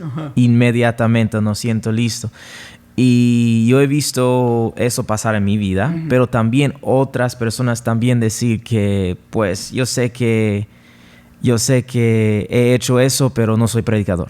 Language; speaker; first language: Spanish; non-native, fluent; English